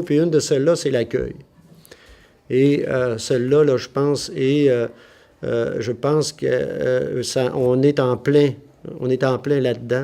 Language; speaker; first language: French; native; French